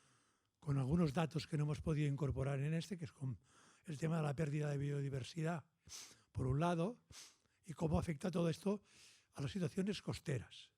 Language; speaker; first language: Catalan; native; Catalan